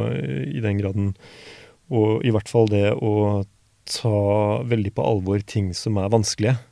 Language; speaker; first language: Norwegian; native; Norwegian